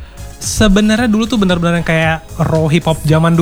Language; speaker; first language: Indonesian; native; Indonesian